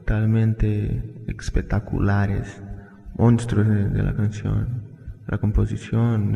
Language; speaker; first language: Spanish; non-native, fluent; Portuguese